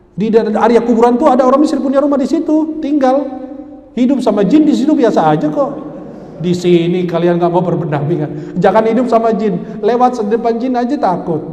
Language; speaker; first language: Indonesian; non-native, fluent; Arabic